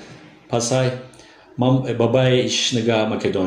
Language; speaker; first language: Albanian; non-native, learner; Turkish